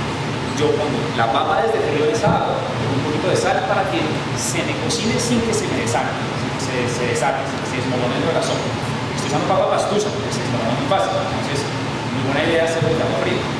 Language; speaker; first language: Spanish; native; Spanish